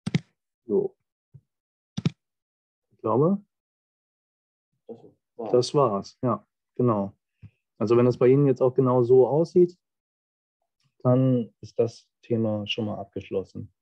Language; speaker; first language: German; native; German